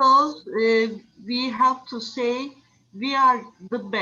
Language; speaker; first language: English; non-native, learner; Turkish